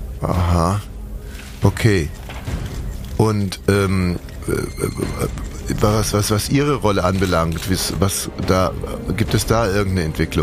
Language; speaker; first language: German; native; German